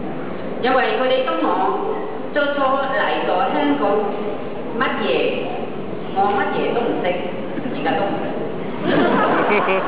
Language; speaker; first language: Cantonese; non-native, learner; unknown